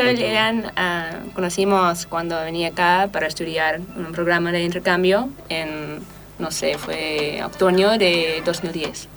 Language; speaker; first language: Spanish; non-native, fluent; English